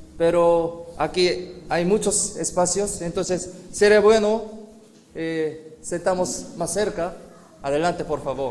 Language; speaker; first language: Spanish; non-native, fluent; Korean